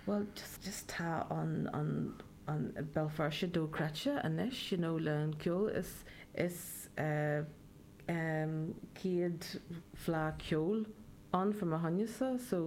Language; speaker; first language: Irish; non-native, local second language; English